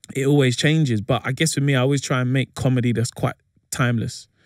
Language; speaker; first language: English; native; English